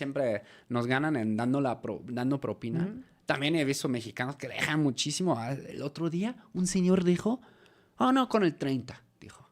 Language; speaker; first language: Spanish; native; Spanish